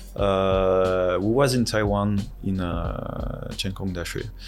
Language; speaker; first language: English; non-native, fluent; French